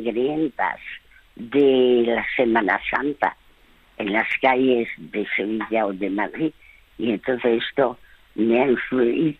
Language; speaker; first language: Spanish; early bilingual, other home language; French